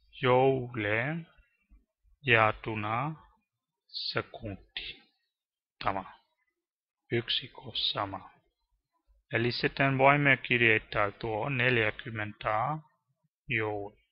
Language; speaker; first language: Finnish; non-native, learner; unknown